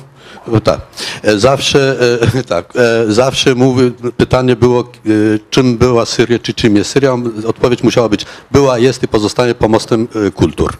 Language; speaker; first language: Polish; non-native, fluent; Arabic